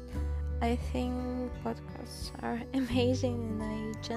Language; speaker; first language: English; non-native, fluent; Russian